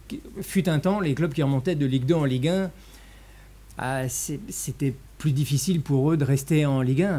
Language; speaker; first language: French; native; French